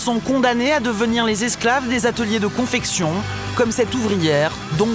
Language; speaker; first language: French; native; French